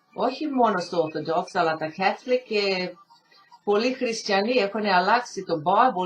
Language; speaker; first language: Greek; early bilingual, heritage; Greek